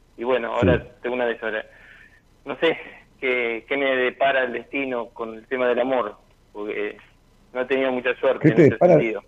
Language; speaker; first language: Spanish; native; Spanish